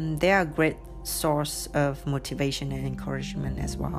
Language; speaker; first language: English; non-native, fluent; Vietnamese